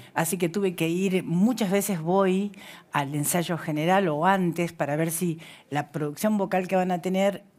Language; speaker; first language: Spanish; native; Spanish